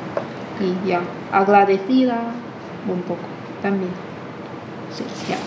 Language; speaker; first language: Spanish; non-native, fluent; Chinese